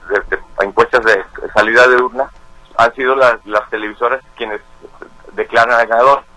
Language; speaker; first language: Spanish; native; Spanish